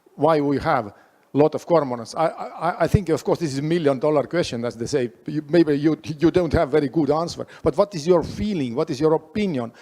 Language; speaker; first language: English; non-native, fluent; Estonian